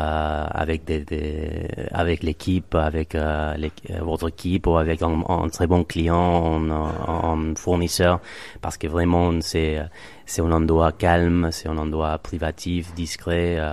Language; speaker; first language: French; non-native, fluent; Spanish